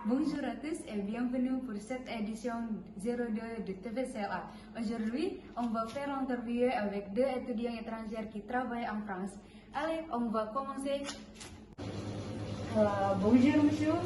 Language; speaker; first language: French; non-native, learner; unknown